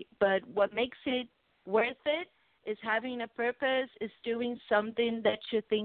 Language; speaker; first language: English; non-native, fluent; Portuguese